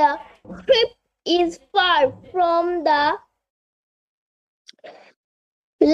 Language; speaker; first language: English; non-native, learner; Bangla